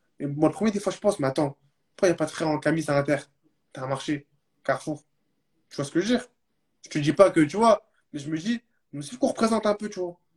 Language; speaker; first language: French; early bilingual, other home language; Arabic